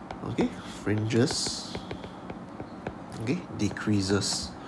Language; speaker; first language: English; non-native, local second language; Chinese